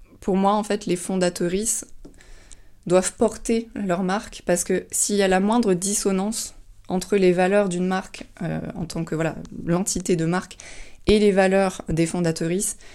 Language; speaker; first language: French; native; French